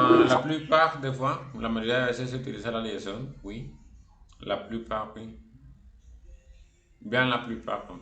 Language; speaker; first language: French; non-native, fluent; Spanish